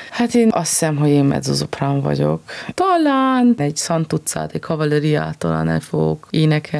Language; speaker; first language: Hungarian; non-native, fluent; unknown